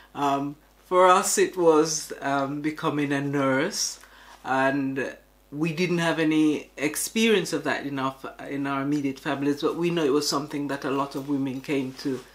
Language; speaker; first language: English; native; English